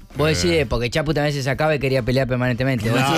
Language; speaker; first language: Spanish; native; Spanish